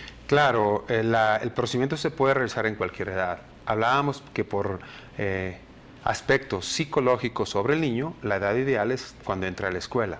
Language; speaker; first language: Spanish; native; Spanish